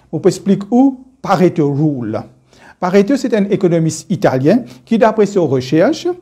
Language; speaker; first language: French; non-native, local second language; Morisyen